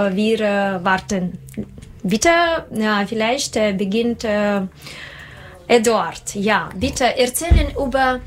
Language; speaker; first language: German; non-native, learner; Russian